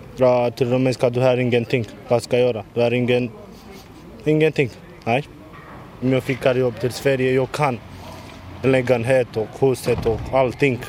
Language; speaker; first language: Swedish; non-native, learner; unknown